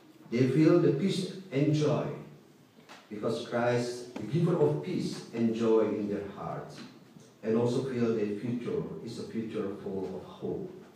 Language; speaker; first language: English; non-native, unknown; Indonesian